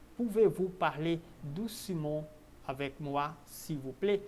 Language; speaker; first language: French; non-native, fluent; Portuguese